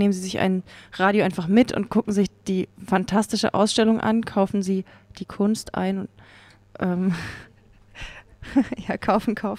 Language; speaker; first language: German; native; German